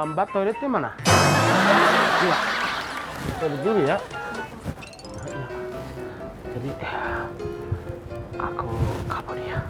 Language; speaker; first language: Indonesian; non-native, learner; Japanese